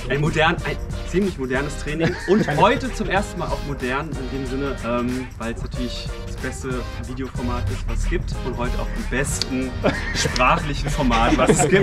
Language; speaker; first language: German; native; German